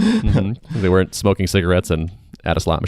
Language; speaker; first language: English; native; English